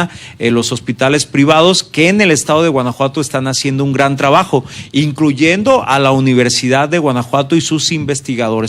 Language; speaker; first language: Spanish; native; Spanish